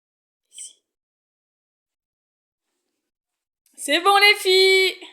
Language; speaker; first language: French; native; French